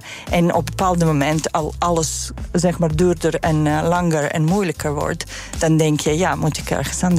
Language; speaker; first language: Dutch; non-native, fluent; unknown